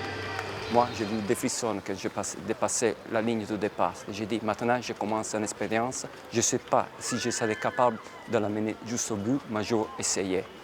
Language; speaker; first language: French; non-native, fluent; Italian